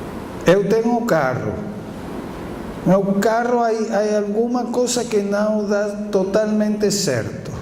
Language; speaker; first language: Portuguese; non-native, fluent; Spanish